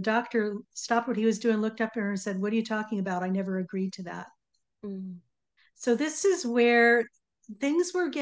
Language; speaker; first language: English; native; English